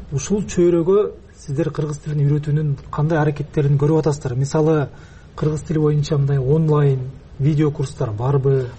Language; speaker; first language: Kyrgyz; native; Kyrgyz